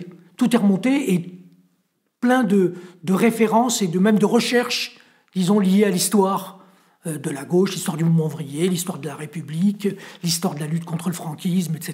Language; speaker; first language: French; native; French